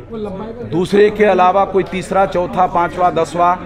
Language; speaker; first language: Hindi; non-native, local second language; Marathi